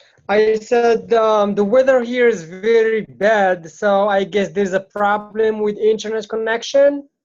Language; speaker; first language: English; non-native, fluent; Arabic